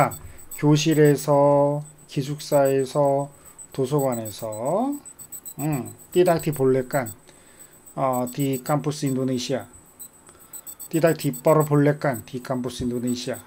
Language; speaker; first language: Korean; native; Korean